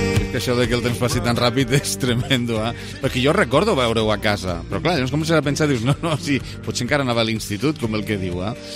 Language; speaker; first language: Catalan; native; Catalan